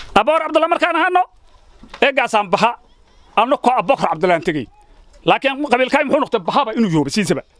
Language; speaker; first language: Somali; native; Somali